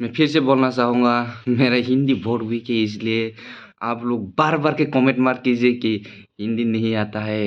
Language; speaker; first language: Hindi; non-native, local second language; Kok Borok